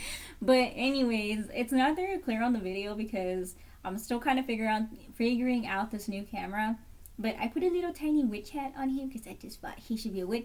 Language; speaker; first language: English; native; English